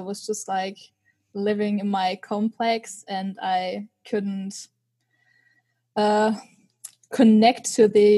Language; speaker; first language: English; non-native, fluent; German